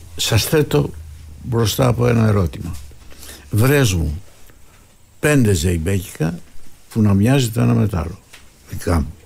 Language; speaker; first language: Greek; native; Greek